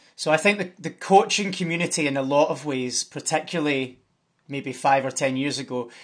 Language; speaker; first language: English; native; English